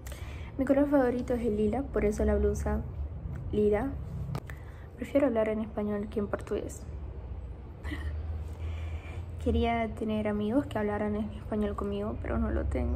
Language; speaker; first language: Spanish; early bilingual, heritage; Portuguese